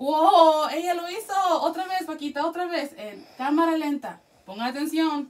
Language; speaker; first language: Spanish; early bilingual, heritage; Spanish